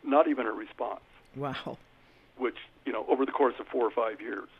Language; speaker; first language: English; native; English